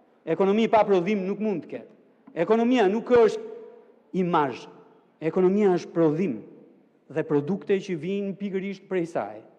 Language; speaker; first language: Albanian; native; Albanian